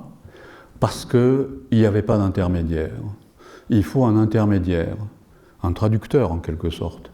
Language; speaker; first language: French; non-native, fluent; Japanese